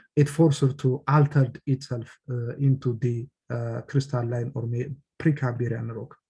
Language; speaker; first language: English; non-native, local second language; Amharic